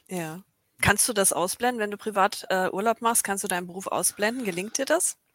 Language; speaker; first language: German; native; German